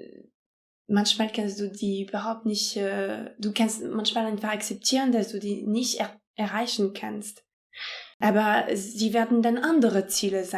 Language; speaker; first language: German; non-native, fluent; French